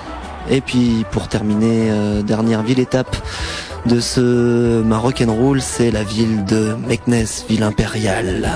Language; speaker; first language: French; native; French